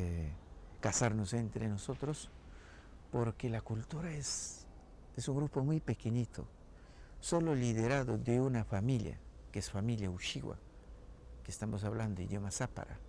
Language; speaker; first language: Spanish; non-native, local second language; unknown